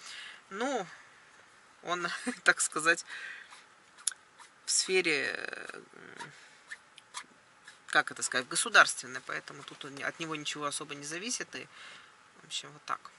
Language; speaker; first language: Russian; native; Russian